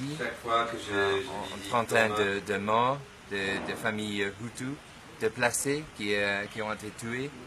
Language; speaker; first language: French; non-native, fluent; English